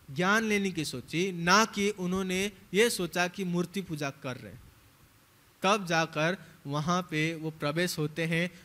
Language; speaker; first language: Hindi; native; Hindi